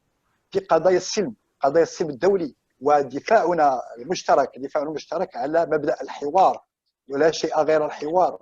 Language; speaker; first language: Arabic; native; Arabic